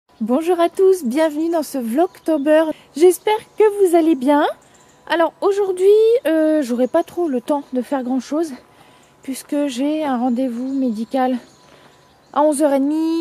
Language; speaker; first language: French; native; French